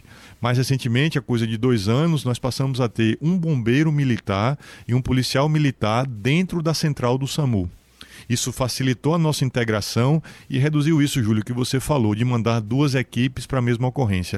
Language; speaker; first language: Portuguese; native; Portuguese